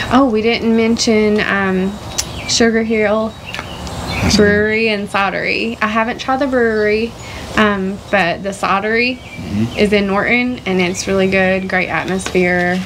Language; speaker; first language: English; native; English